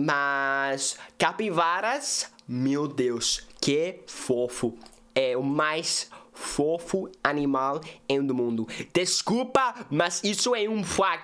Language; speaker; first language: Portuguese; non-native, learner; English